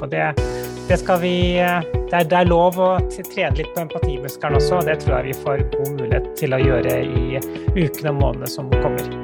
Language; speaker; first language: Norwegian; native; Norwegian